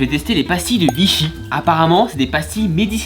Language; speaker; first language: French; native; French